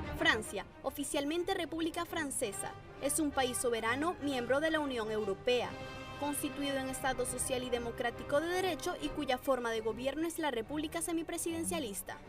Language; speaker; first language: Spanish; native; Spanish